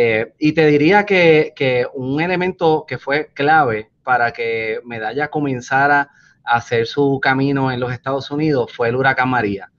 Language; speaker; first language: Spanish; native; Spanish